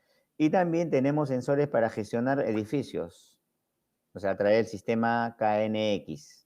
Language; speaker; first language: Spanish; native; Spanish